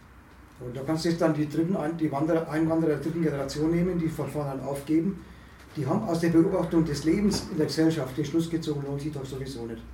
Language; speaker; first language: German; native; German